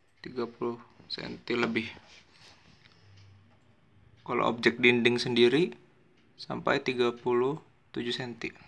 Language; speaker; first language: Indonesian; native; Indonesian